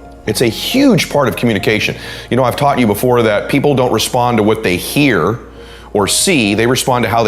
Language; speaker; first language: English; native; English